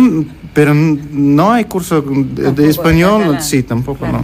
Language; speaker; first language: Spanish; non-native, learner; Russian